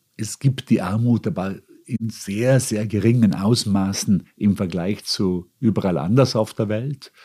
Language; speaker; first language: German; native; German